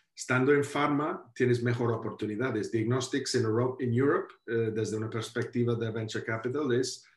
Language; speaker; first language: Spanish; non-native, fluent; Welsh